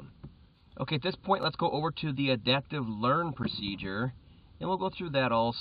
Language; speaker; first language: English; native; English